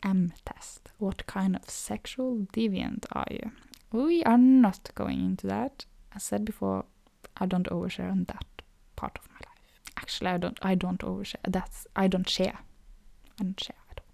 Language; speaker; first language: English; non-native, fluent; Norwegian